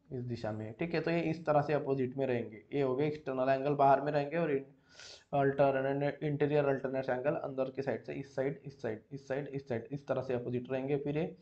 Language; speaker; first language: Hindi; non-native, local second language; Marathi